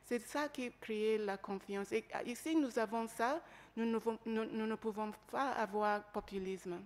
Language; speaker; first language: French; non-native, learner; English